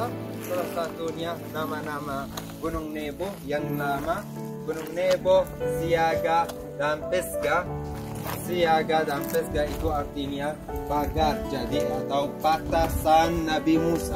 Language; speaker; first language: Indonesian; non-native, fluent; Arabic